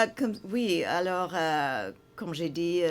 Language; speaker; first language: French; non-native, fluent; English